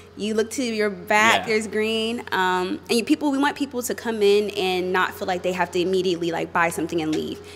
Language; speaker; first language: English; native; English